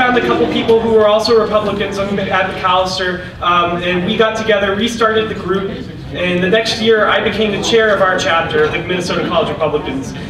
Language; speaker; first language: English; native; English